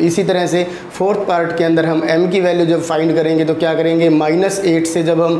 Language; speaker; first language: Hindi; native; Hindi